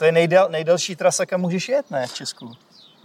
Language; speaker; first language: Czech; native; Czech